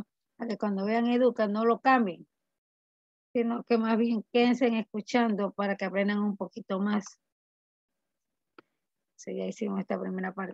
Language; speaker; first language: Spanish; native; Spanish